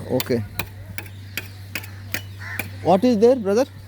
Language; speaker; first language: English; non-native, learner; Telugu